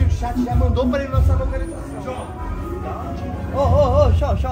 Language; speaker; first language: Portuguese; native; Portuguese